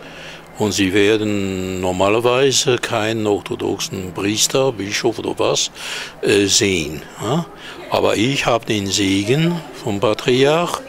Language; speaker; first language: German; non-native, fluent; Hebrew